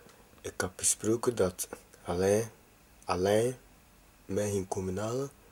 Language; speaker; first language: Dutch; non-native, fluent; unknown